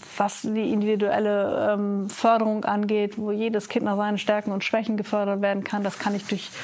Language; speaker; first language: German; native; German